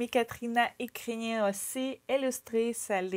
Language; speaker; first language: French; non-native, learner; Ukrainian